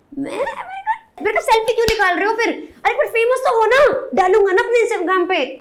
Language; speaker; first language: Hindi; native; Hindi